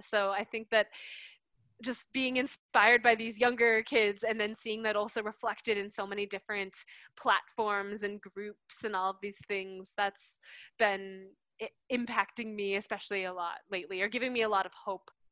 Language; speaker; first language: English; native; English